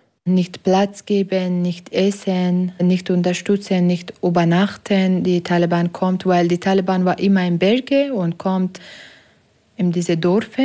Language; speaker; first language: German; non-native, learner; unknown